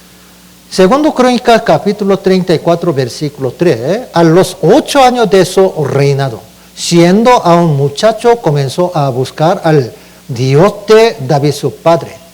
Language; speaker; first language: Spanish; non-native, learner; Korean